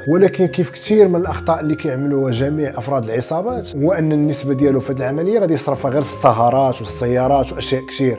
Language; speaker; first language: Arabic; native; Arabic